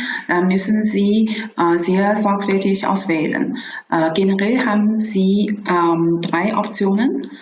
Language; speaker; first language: German; non-native, fluent; Chinese